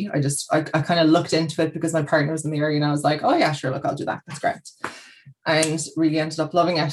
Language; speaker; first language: English; native; English